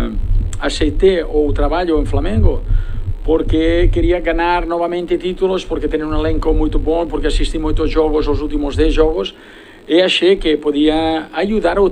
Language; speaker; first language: Portuguese; non-native, fluent; Spanish